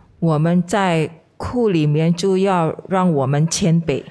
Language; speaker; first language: Chinese; non-native, fluent; Indonesian